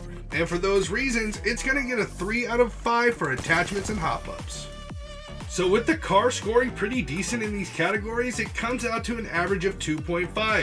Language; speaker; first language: English; native; English